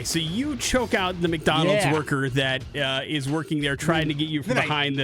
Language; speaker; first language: English; native; English